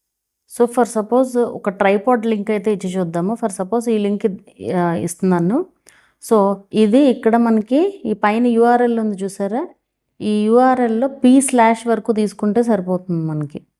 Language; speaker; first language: Telugu; native; Telugu